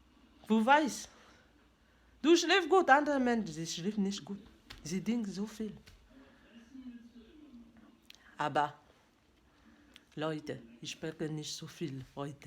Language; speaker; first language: German; non-native, learner; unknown